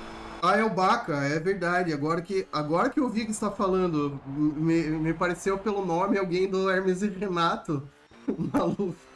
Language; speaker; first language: Portuguese; native; Portuguese